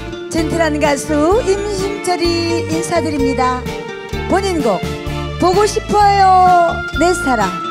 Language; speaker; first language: Korean; native; Korean